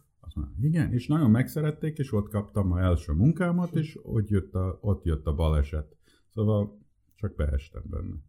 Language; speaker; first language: Hungarian; early bilingual, heritage; Hungarian